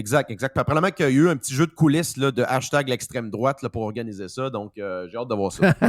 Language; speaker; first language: French; native; French